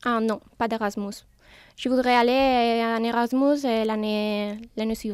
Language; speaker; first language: French; non-native, fluent; Spanish